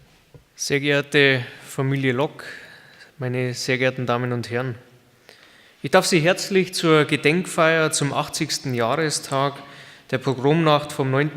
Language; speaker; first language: German; native; German